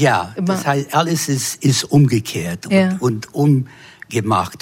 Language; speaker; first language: German; non-native, fluent; English